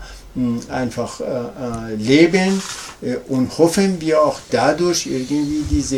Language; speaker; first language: German; non-native, learner; Persian